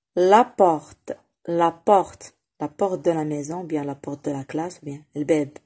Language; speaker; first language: French; non-native, local second language; Arabic